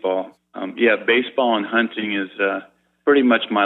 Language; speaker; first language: English; native; English